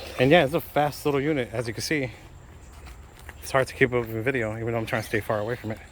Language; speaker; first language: English; native; English